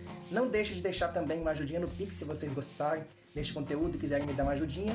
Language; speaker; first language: Portuguese; native; Portuguese